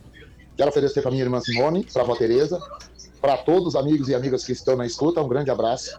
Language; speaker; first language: Portuguese; native; Portuguese